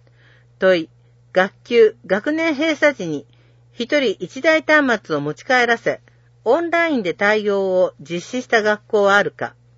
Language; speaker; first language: Japanese; native; Japanese